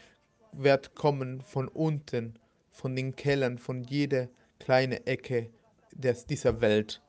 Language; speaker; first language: German; non-native, fluent; Spanish